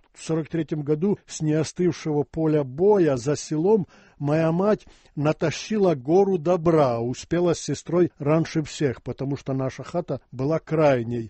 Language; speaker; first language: Russian; non-native, local second language; Ukrainian